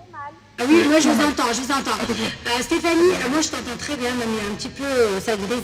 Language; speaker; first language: French; native; French